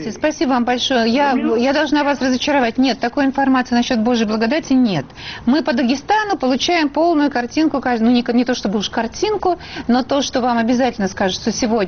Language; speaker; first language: Russian; native; Russian